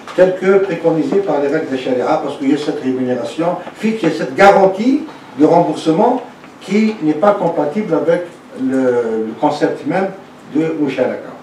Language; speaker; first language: French; non-native, local second language; Arabic